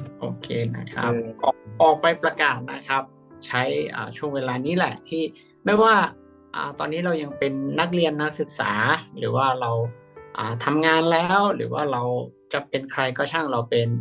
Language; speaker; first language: Thai; native; Thai